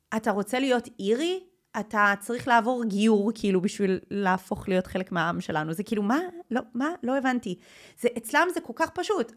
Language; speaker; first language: Hebrew; non-native, fluent; English